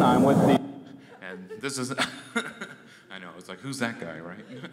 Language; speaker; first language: English; native; English